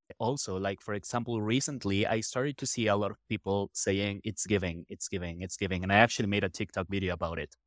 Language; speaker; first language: English; non-native, fluent; Spanish